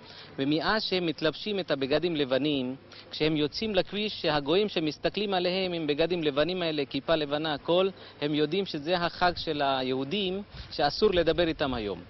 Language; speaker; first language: Hebrew; non-native, fluent; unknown